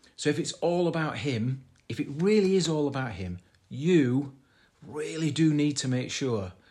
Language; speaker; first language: English; native; English